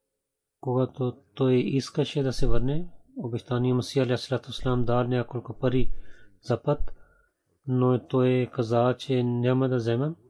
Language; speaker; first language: Bulgarian; non-native, learner; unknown